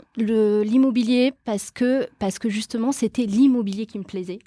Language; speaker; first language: French; early bilingual, other home language; Portuguese